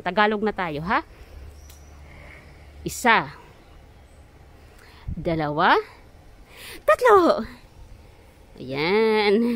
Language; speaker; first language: Filipino; non-native, local second language; Waray